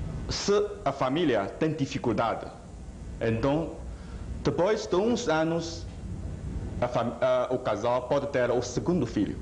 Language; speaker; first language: Portuguese; non-native, fluent; Chinese